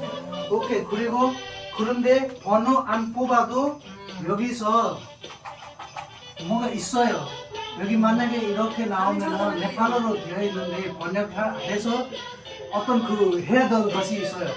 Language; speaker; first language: Korean; non-native, fluent; Nepali